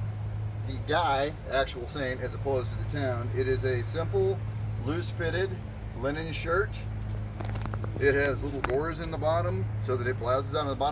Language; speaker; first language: English; native; English